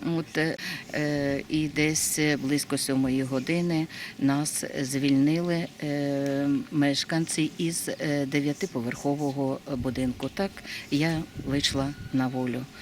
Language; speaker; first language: Ukrainian; native; Ukrainian